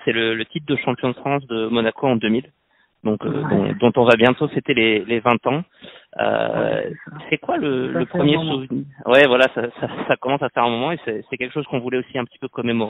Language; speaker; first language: French; native; French